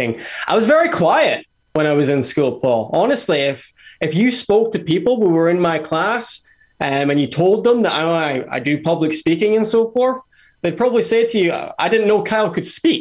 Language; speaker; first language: English; native; English